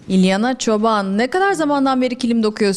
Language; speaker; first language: Turkish; native; Turkish